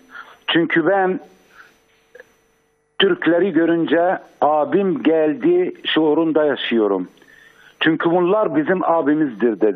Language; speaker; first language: Turkish; non-native, fluent; Arabic